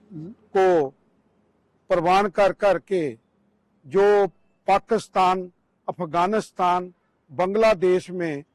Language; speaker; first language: Hindi; non-native, local second language; Punjabi